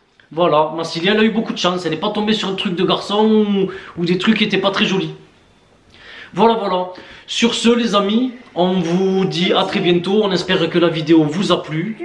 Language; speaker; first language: French; native; French